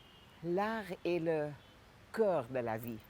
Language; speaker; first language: French; non-native, fluent; Gujarati